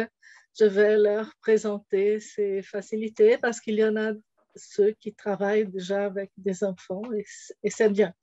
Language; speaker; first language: French; non-native, fluent; Portuguese